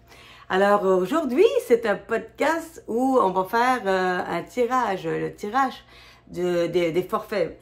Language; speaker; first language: French; native; French